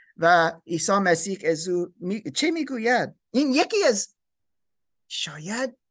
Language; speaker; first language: Persian; non-native, learner; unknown